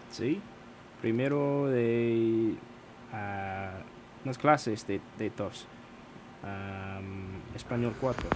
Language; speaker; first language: Spanish; non-native, learner; English